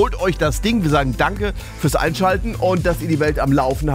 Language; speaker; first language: German; native; German